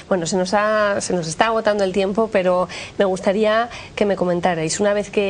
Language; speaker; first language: Spanish; native; Spanish